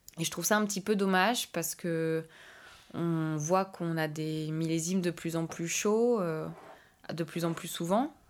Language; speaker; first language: French; native; French